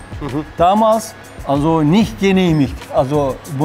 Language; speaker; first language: German; non-native, learner; Turkish